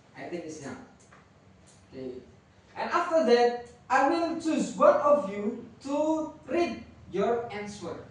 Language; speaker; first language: English; non-native, learner; Indonesian